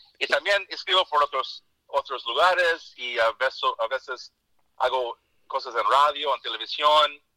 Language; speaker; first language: Spanish; early bilingual, heritage; Spanish